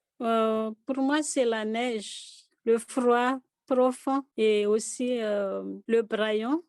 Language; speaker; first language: French; non-native, local second language; Malagasy